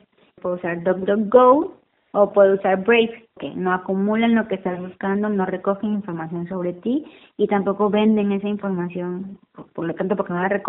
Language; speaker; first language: Spanish; native; Spanish